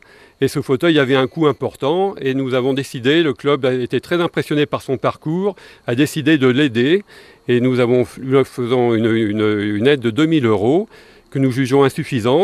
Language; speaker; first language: French; native; French